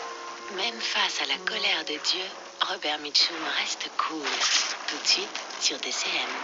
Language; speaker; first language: French; native; French